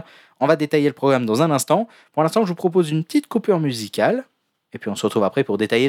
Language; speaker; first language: French; native; French